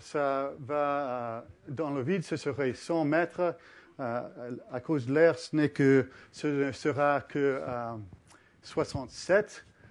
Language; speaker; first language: French; early bilingual, heritage; English